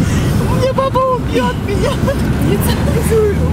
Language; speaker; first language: Russian; non-native, local second language; Kyrgyz